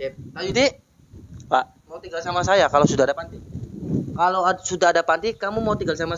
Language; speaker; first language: Indonesian; native; Indonesian